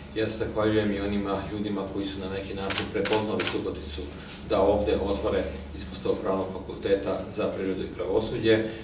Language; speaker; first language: Serbian; non-native, local second language; Hungarian